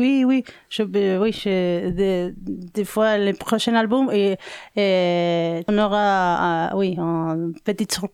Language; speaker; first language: French; non-native, learner; Spanish